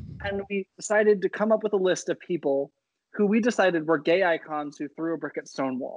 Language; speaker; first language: English; native; English